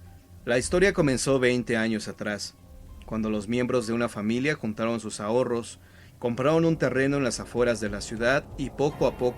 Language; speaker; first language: Spanish; native; Spanish